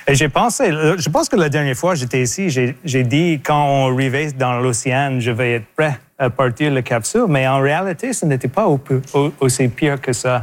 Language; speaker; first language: French; non-native, local second language; English